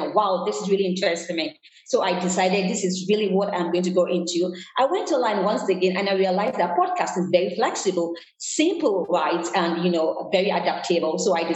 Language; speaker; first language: English; non-native, local second language; Yoruba